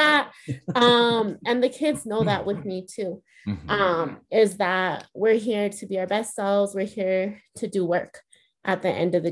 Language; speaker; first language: English; early bilingual, other home language; Spanish